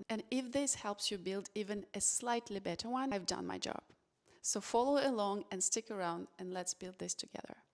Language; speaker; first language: English; non-native, fluent; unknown